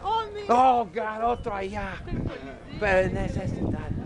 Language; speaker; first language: Spanish; non-native, fluent; English